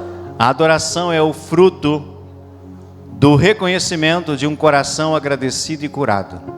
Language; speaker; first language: Portuguese; native; Portuguese